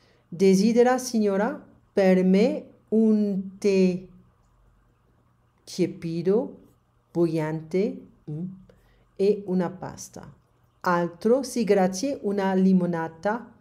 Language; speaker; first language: Italian; non-native, learner; French